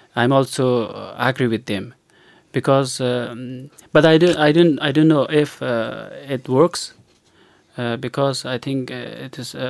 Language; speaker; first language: English; non-native, learner; Persian